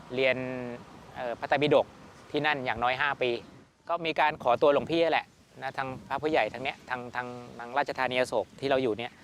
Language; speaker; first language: Thai; native; Thai